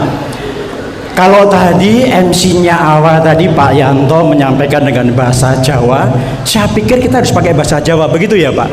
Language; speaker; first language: Indonesian; native; Indonesian